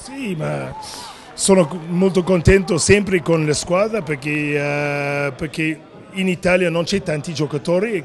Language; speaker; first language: Italian; non-native, learner; English